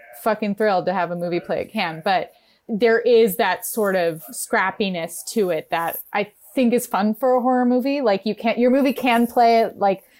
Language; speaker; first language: English; native; English